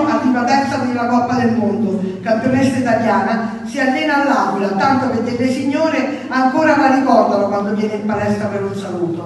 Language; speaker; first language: Italian; native; Italian